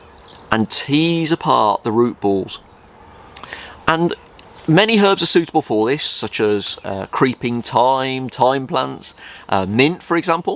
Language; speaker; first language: English; native; English